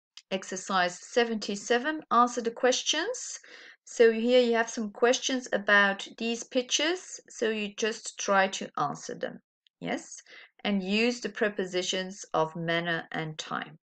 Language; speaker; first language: English; non-native, fluent; Dutch